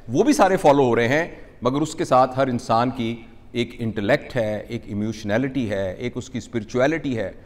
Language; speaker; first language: Urdu; non-native, local second language; Punjabi